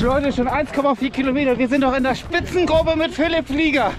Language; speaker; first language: German; native; German